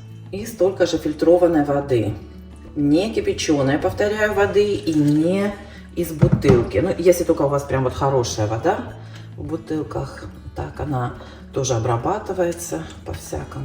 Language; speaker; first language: Russian; native; Russian